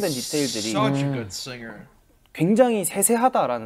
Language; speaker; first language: Korean; native; Korean